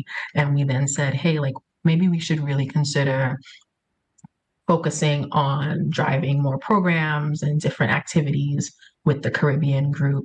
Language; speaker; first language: English; early bilingual, other home language; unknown